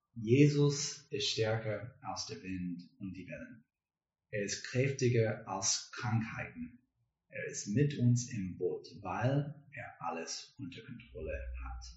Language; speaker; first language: German; non-native, learner; English